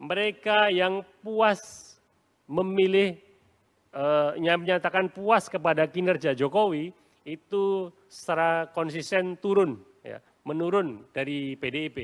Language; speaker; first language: Indonesian; native; Indonesian